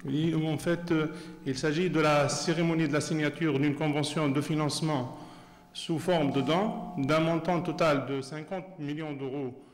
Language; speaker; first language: French; non-native, local second language; Arabic